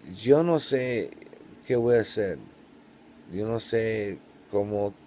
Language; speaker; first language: Spanish; non-native, learner; English